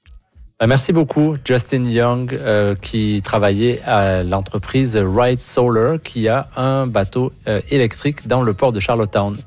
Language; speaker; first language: French; native; French